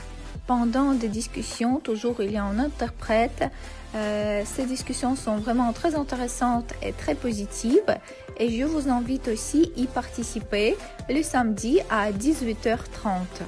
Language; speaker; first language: French; non-native, fluent; Russian